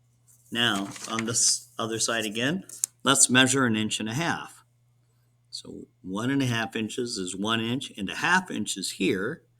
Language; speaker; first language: English; native; English